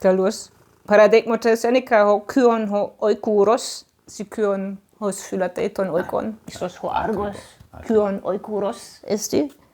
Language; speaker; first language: Greek; non-native, fluent; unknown